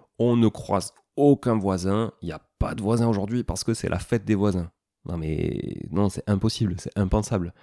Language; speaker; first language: French; native; French